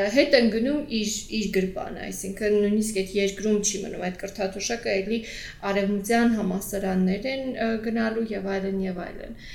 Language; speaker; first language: Armenian; early bilingual, heritage; Armenian